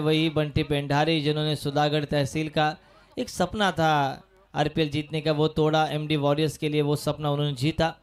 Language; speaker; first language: Hindi; non-native, local second language; Marathi